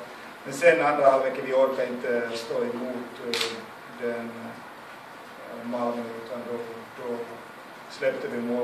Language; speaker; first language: Swedish; non-native, fluent; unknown